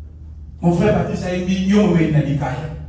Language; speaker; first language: French; non-native, local second language; Lingala